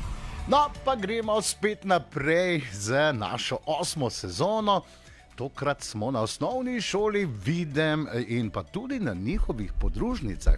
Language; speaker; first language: Slovenian; native; Slovenian